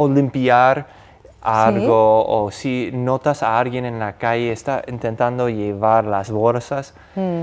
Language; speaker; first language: Spanish; non-native, fluent; English